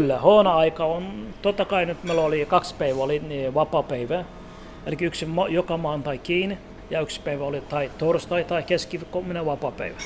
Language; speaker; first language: Finnish; non-native, learner; Turkish